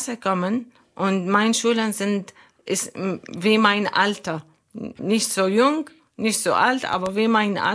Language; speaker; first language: German; non-native, learner; Arabic